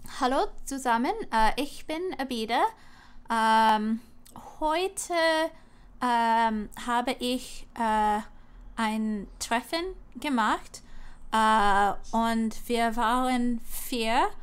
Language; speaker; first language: German; non-native, learner; English